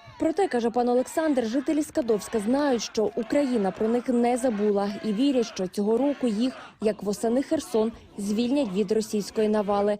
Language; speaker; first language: Ukrainian; native; Ukrainian